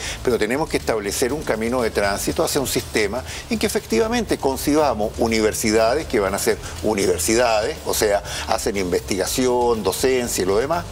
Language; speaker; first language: Spanish; native; Spanish